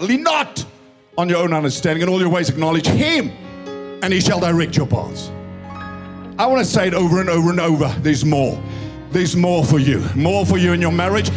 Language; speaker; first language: English; non-native, local second language; Afrikaans